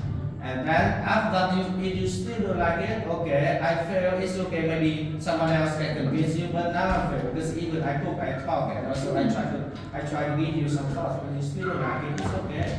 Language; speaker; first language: English; non-native, learner; Vietnamese